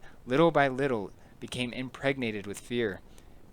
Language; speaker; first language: English; native; English